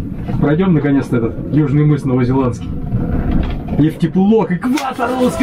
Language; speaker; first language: Russian; native; Russian